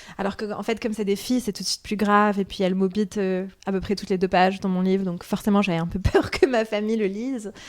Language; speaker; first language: French; non-native, local second language; Arabic